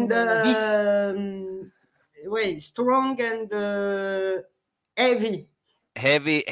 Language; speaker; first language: English; non-native, learner; French